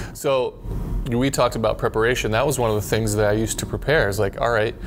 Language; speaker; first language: English; native; English